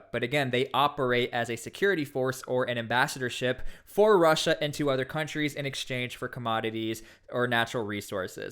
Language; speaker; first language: English; native; English